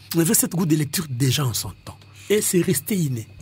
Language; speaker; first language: French; non-native, local second language; Lingala